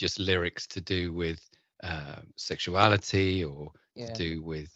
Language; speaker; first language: English; native; English